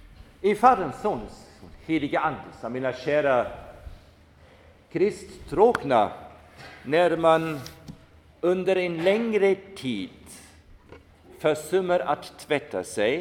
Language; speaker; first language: Swedish; non-native, fluent; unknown